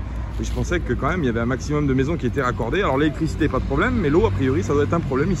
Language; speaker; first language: French; native; French